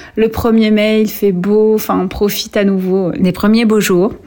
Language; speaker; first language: French; native; French